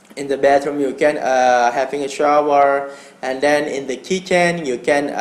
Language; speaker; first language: English; non-native, learner; Indonesian